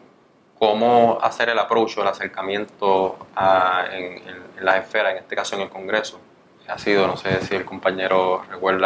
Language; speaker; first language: Spanish; native; Spanish